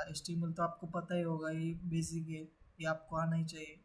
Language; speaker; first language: Hindi; native; Hindi